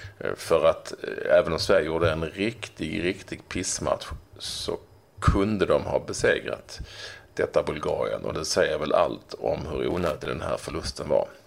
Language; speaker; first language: Swedish; native; Swedish